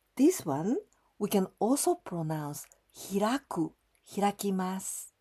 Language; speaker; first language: English; non-native, fluent; Japanese